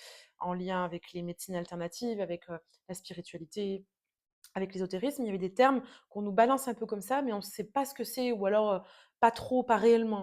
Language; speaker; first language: French; native; French